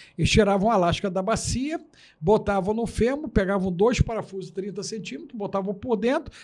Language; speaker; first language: Portuguese; native; Portuguese